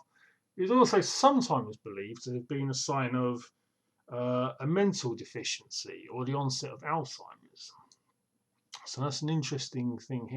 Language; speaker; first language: English; native; English